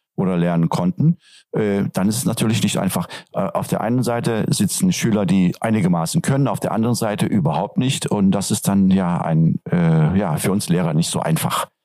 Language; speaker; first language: German; non-native, fluent; Turkish